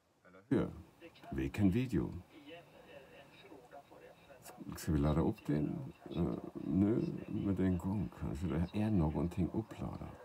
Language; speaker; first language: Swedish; non-native, fluent; German